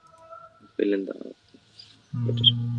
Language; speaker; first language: German; non-native, learner; Bangla